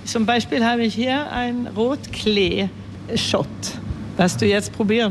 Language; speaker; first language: German; early bilingual, heritage; German